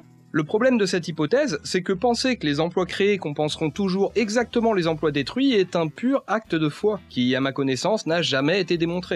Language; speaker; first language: French; native; French